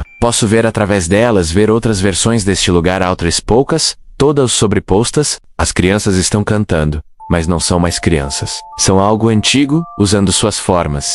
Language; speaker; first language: Portuguese; native; Portuguese